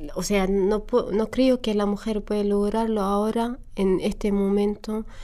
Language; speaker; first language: Spanish; non-native, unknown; Arabic